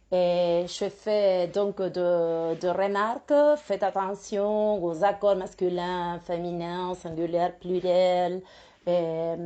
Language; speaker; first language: French; non-native, fluent; Spanish